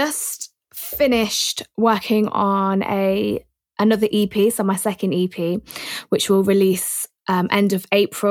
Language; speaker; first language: English; native; English